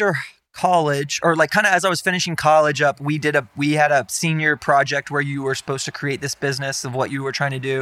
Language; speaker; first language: English; native; English